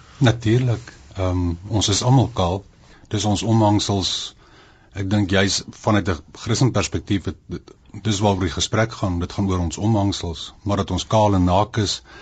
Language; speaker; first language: Afrikaans; native; Afrikaans